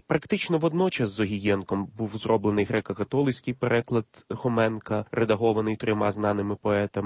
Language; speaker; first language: Ukrainian; native; Ukrainian